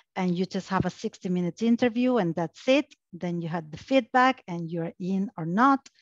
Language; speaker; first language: English; non-native, fluent; Spanish